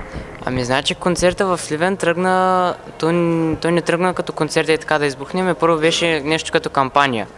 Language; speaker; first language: Bulgarian; native; Bulgarian